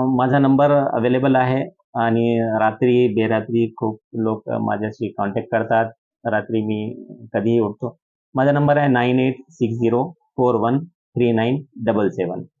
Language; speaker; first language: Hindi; non-native, local second language; Urdu